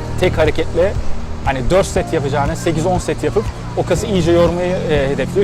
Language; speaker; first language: Turkish; native; Turkish